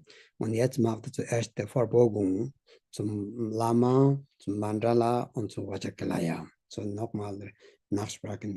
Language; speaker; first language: German; non-native, learner; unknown